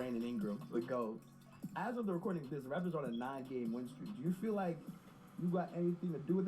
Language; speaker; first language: English; native; English